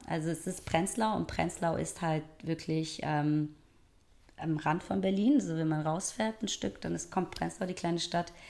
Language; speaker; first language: German; early bilingual, other home language; Persian